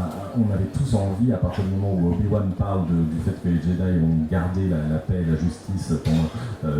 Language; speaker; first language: French; native; French